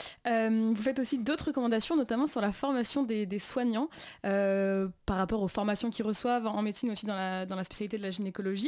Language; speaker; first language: French; native; French